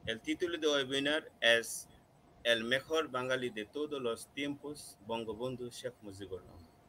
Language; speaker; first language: Spanish; non-native, learner; Bangla